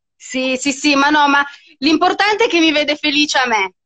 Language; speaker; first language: Italian; native; Italian